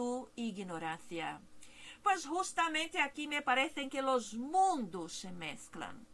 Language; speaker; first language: Spanish; non-native, fluent; Portuguese